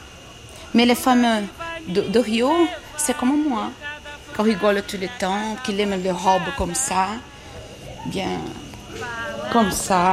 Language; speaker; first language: French; non-native, learner; Portuguese